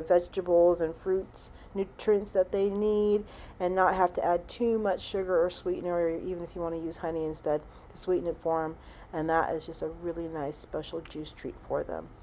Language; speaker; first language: English; native; English